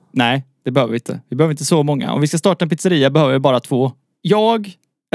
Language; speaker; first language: Swedish; native; Swedish